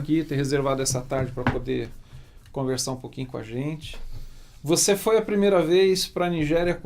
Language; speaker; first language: Portuguese; native; Portuguese